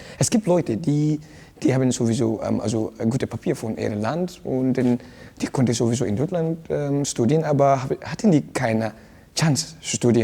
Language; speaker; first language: German; non-native, learner; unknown